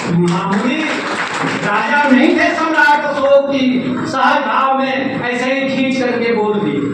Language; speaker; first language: Hindi; native; Hindi